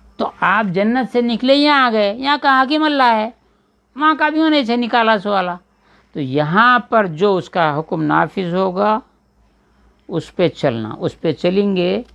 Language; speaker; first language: Urdu; native; Urdu